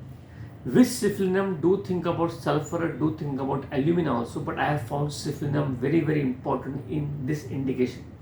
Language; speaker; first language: English; non-native, local second language; Hindi